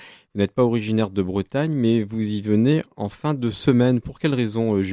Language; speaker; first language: French; native; French